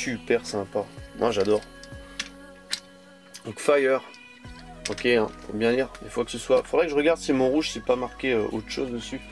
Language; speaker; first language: French; native; French